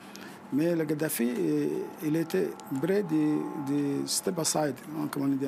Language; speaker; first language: French; non-native, fluent; Arabic